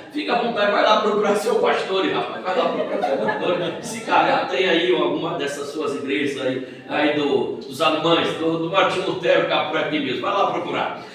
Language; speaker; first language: Portuguese; native; Portuguese